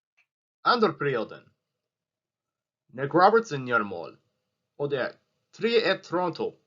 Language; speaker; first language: Swedish; non-native, learner; English